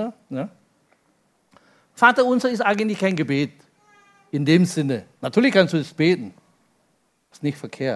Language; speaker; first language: German; non-native, fluent; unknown